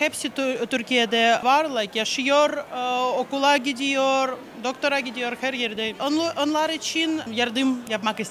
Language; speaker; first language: Turkish; non-native, learner; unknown